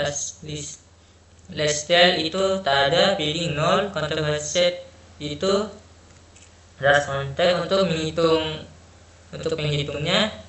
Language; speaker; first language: Indonesian; native; Indonesian